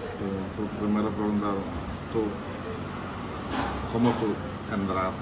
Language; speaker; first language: Spanish; non-native, learner; Malayalam